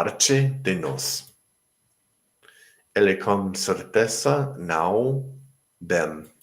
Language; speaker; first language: Portuguese; non-native, learner; English